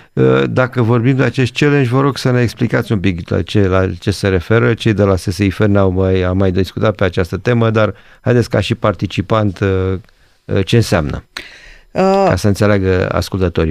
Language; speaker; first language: Romanian; native; Romanian